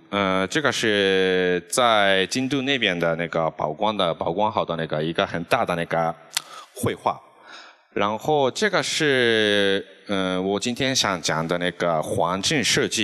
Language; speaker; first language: Chinese; non-native, fluent; Japanese